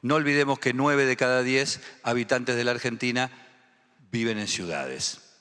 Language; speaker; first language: Spanish; native; Spanish